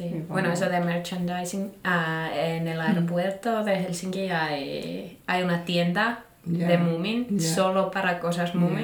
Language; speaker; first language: Spanish; non-native, fluent; Finnish